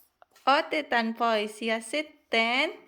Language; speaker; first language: Finnish; non-native, learner; Filipino